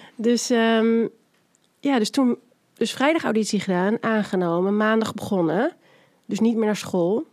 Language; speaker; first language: Dutch; native; Dutch